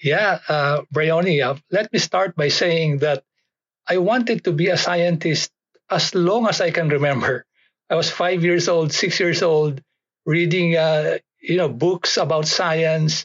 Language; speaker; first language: English; non-native, local second language; Filipino